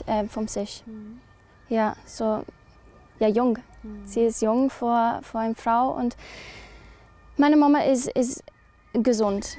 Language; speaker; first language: German; non-native, learner; English